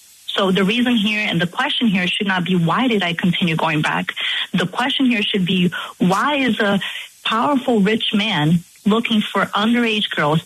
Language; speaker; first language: English; non-native, fluent; Portuguese